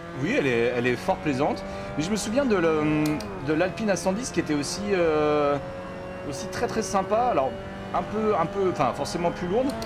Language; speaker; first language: French; native; French